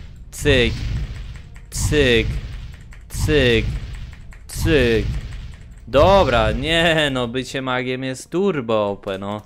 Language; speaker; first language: Polish; native; Polish